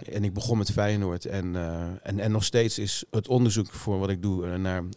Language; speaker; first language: Dutch; native; Dutch